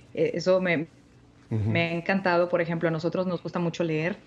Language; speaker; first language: Spanish; native; Spanish